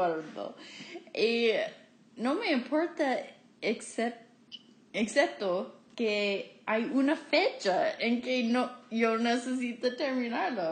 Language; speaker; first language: Spanish; non-native, fluent; English